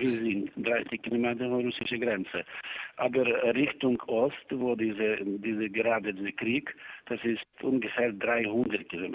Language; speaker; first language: German; non-native, learner; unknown